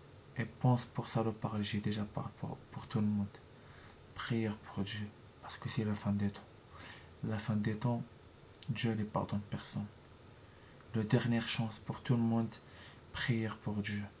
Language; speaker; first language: French; non-native, learner; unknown